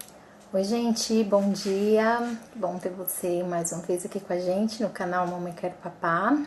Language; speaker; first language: Portuguese; native; Portuguese